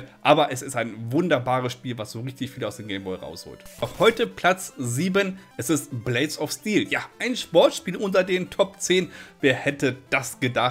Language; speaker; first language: German; native; German